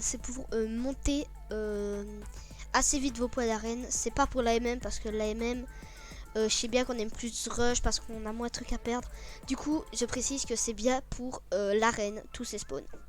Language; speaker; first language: French; native; French